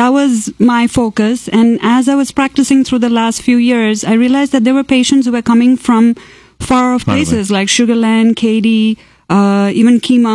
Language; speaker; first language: English; non-native, local second language; Malayalam